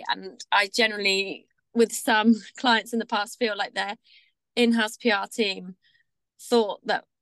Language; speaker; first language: English; native; English